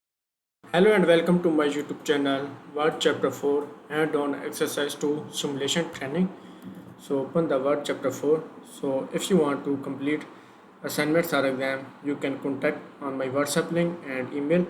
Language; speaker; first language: English; non-native, learner; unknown